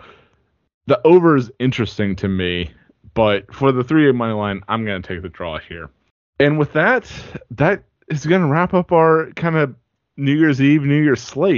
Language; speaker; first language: English; native; English